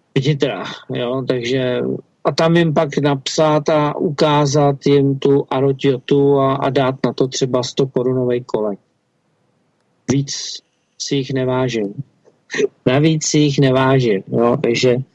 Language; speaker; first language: Czech; native; Czech